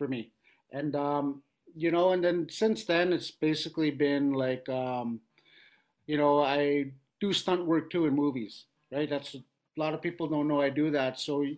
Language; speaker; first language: English; native; English